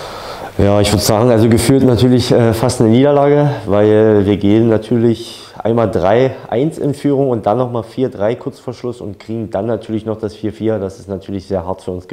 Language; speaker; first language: German; native; German